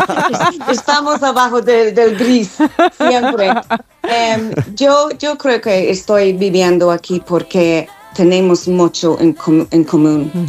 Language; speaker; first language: Spanish; non-native, fluent; English